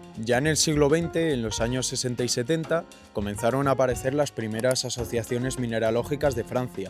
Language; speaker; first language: Spanish; native; Spanish